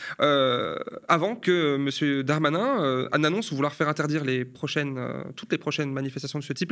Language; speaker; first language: French; native; French